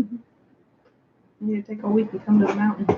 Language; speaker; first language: English; native; English